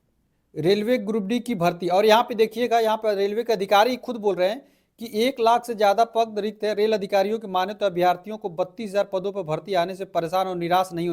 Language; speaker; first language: Hindi; native; Hindi